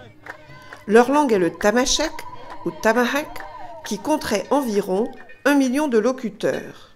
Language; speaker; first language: French; native; French